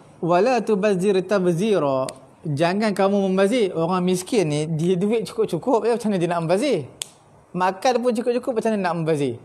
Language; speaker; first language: Malay; native; Malay